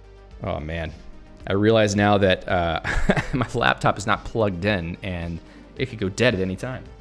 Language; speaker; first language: English; native; English